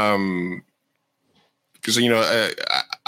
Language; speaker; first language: English; native; English